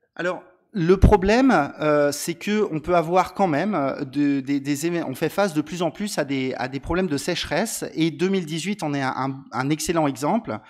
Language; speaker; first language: Italian; non-native, learner; French